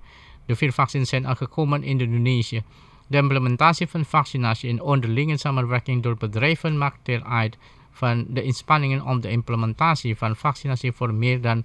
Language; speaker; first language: Dutch; non-native, fluent; Indonesian